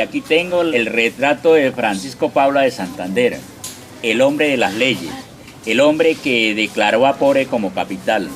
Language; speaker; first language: Spanish; native; Spanish